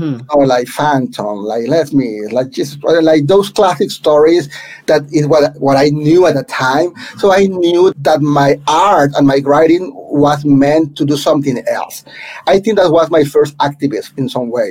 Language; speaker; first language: English; non-native, fluent; Spanish